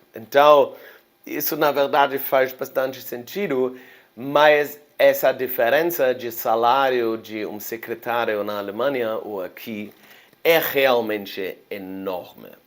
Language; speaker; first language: Portuguese; non-native, fluent; German